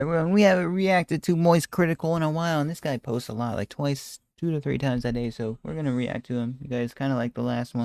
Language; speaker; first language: English; native; English